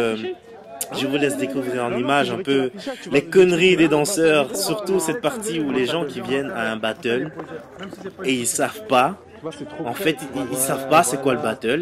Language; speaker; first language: French; native; French